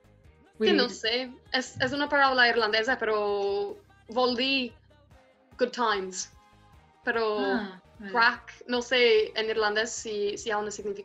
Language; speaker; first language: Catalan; non-native, fluent; Irish